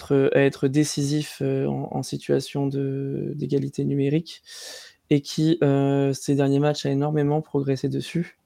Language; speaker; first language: French; native; French